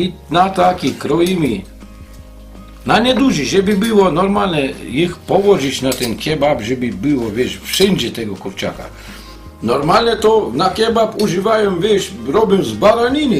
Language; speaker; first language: Polish; non-native, fluent; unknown